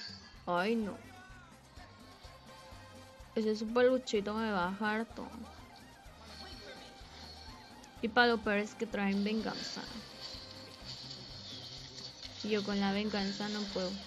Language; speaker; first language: Spanish; native; Spanish